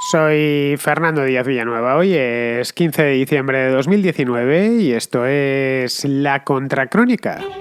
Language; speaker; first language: Spanish; native; Spanish